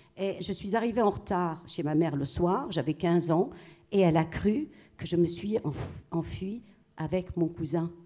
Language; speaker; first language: French; non-native, local second language; Arabic